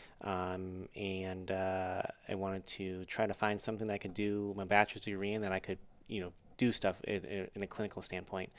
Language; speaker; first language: English; native; English